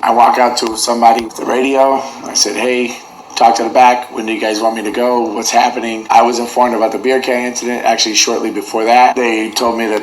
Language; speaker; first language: English; native; English